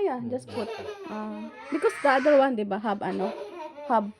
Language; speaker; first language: English; non-native, learner; Filipino